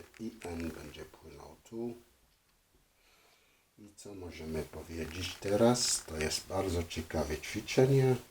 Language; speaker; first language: Polish; non-native, fluent; French